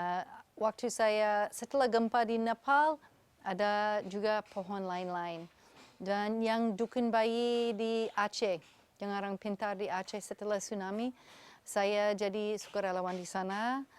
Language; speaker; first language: Indonesian; non-native, fluent; English